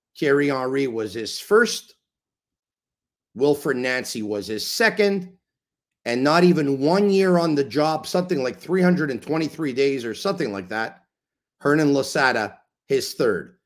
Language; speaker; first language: English; native; English